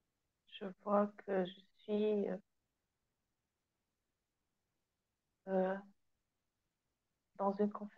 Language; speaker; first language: French; non-native, learner; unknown